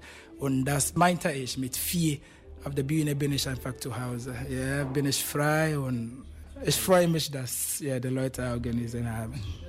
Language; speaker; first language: German; non-native, fluent; Akan